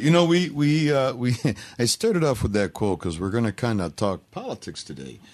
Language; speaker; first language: English; native; English